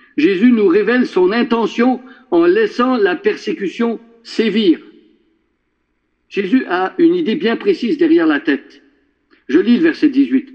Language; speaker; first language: French; native; French